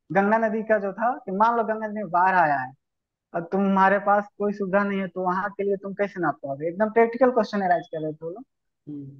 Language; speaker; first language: Hindi; native; Hindi